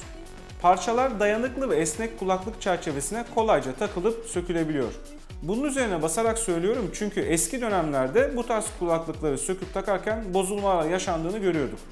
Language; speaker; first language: Turkish; native; Turkish